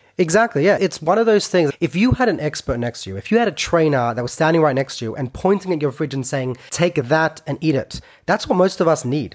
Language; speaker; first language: English; non-native, fluent; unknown